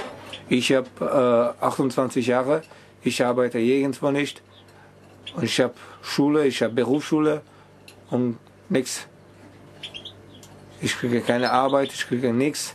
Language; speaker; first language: German; non-native, learner; Romany